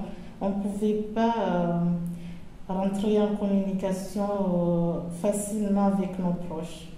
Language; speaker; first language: French; non-native, local second language; Comorian